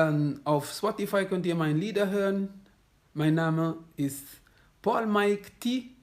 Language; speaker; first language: German; non-native, fluent; Kabuverdianu